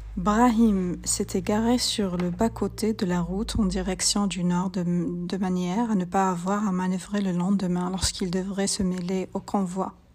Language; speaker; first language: French; non-native, local second language; Arabic